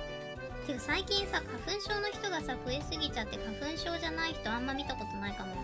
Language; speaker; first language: Japanese; native; Japanese